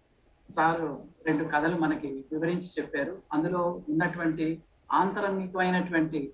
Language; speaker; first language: Telugu; native; Telugu